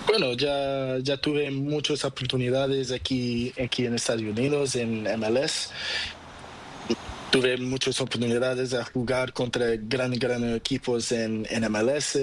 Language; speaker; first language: Spanish; non-native, learner; Portuguese